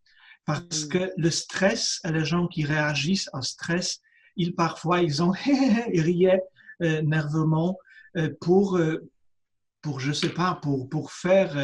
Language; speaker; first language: French; non-native, fluent; Polish